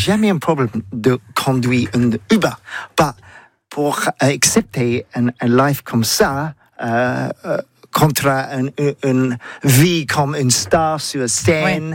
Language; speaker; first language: French; non-native, learner; English